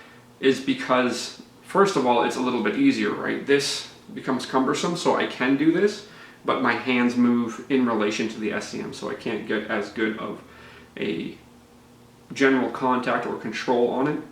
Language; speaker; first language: English; native; English